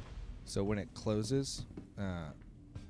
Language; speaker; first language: English; native; English